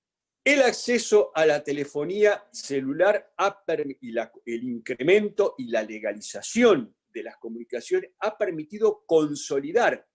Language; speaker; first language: Spanish; native; Spanish